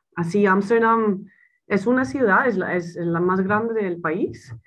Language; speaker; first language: Spanish; non-native, fluent; Dutch